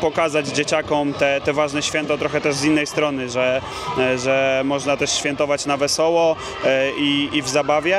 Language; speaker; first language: Polish; native; Polish